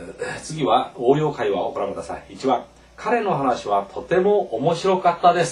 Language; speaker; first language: Japanese; non-native, fluent; Korean